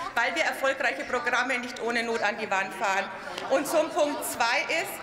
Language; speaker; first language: German; native; German